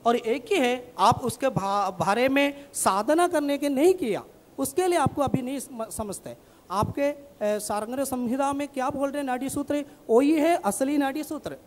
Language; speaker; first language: Hindi; non-native, local second language; Malayalam